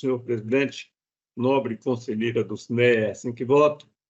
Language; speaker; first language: Portuguese; native; Portuguese